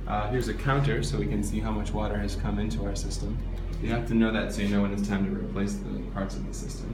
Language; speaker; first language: English; native; English